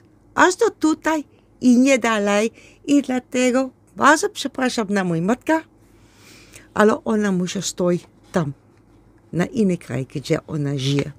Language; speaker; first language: Polish; non-native, learner; Dutch